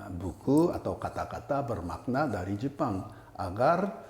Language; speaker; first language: Indonesian; non-native, fluent; Japanese